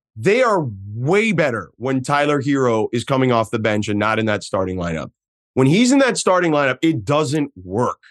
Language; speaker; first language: English; native; English